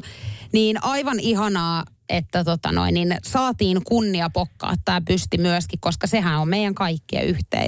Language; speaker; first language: Finnish; native; Finnish